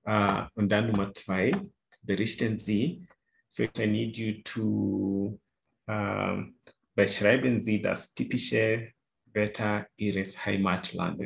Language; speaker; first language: German; non-native, fluent; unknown